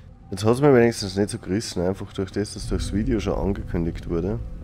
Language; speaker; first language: German; native; German